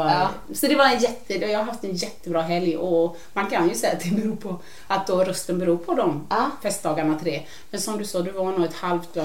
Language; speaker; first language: Swedish; native; Swedish